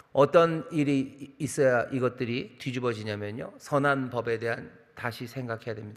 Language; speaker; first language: Korean; native; Korean